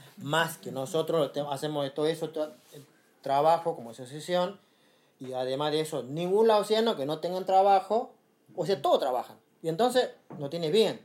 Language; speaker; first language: Spanish; non-native, fluent; Lao